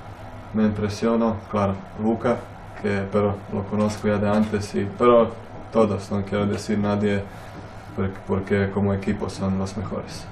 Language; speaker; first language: Spanish; non-native, fluent; Croatian